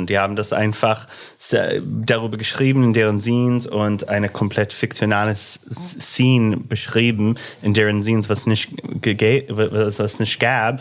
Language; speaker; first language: German; non-native, fluent; English